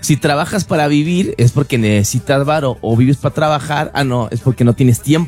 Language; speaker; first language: Spanish; native; Spanish